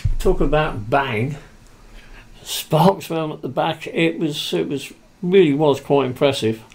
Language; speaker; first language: English; native; English